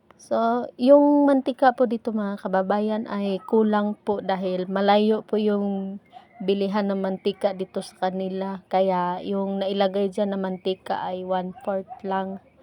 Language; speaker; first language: Filipino; non-native, local second language; Cebuano